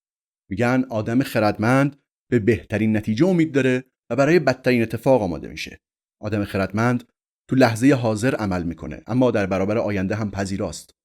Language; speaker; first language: Persian; native; Persian